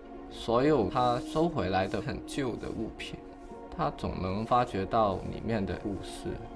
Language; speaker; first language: Chinese; native; Chinese